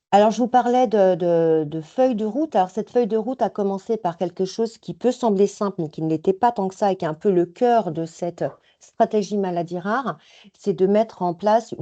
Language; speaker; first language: French; native; French